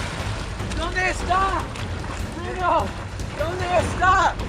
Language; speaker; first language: Spanish; non-native, learner; English